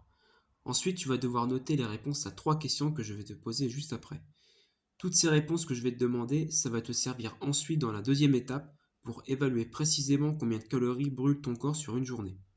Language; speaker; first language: French; native; French